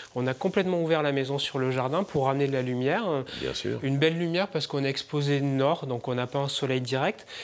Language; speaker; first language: French; native; French